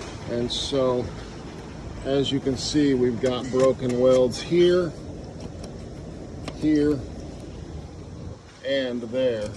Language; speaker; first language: English; native; English